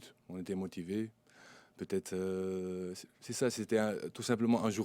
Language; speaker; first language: French; non-native, local second language; Arabic